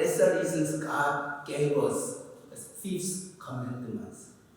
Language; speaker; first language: English; non-native, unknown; Korean